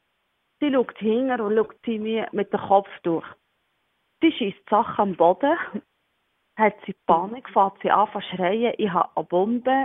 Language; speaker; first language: German; non-native, learner; Arabic